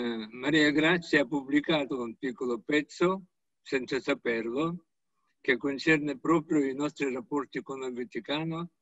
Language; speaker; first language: Italian; non-native, fluent; Russian